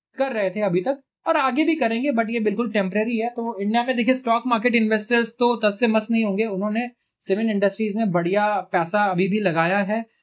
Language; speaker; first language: Hindi; native; Hindi